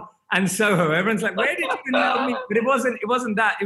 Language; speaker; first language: English; native; English